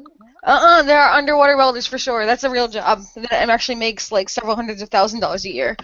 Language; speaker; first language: English; native; English